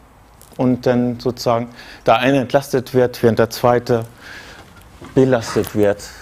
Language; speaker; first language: German; native; German